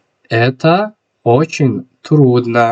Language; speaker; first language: Russian; non-native, local second language; Tajik